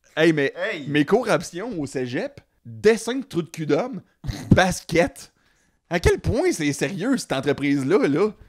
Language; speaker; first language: French; native; French